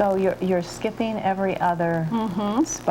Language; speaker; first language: English; native; English